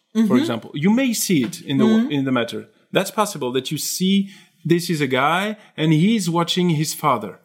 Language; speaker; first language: English; non-native, fluent; French